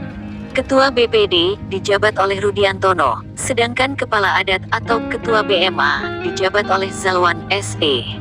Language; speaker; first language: Indonesian; native; Indonesian